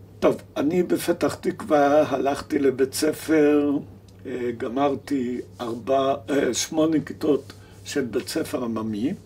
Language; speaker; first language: Hebrew; early bilingual, other home language; German